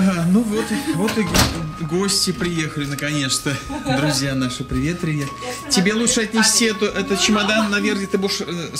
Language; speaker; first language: Russian; native; Russian